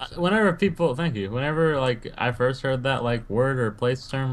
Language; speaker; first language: English; native; English